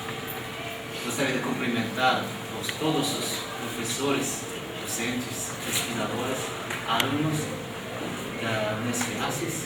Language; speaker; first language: Portuguese; non-native, fluent; Japanese